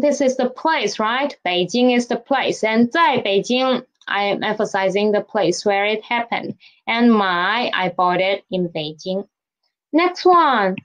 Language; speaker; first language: English; non-native, fluent; Chinese